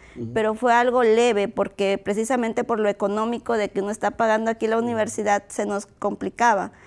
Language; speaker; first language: Spanish; native; Spanish